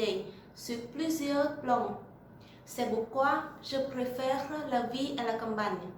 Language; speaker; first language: French; non-native, learner; Vietnamese